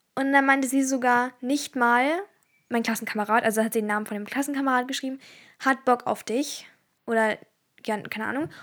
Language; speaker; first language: German; early bilingual, other home language; Turkish